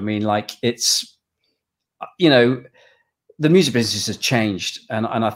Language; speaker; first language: English; native; English